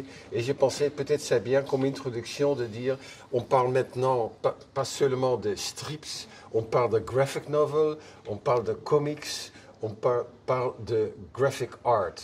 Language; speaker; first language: French; non-native, fluent; Dutch